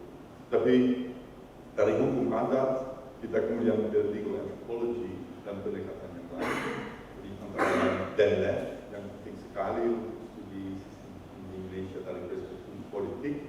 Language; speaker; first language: Indonesian; non-native, fluent; Dutch